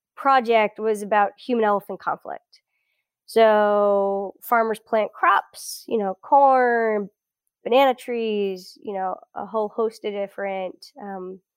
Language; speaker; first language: English; early bilingual, other home language; Portuguese